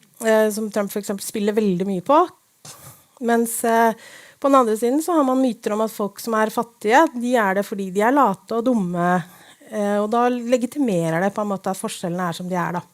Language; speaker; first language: Norwegian; native; Norwegian